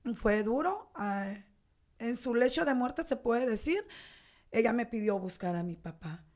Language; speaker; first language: Spanish; native; Spanish